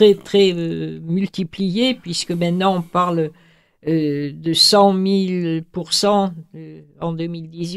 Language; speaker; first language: French; native; French